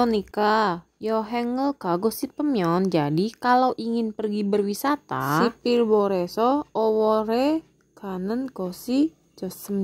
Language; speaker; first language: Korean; non-native, fluent; Indonesian